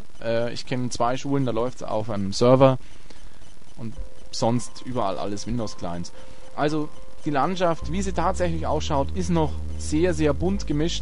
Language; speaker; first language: German; native; German